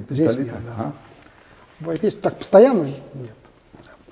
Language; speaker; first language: Russian; native; Russian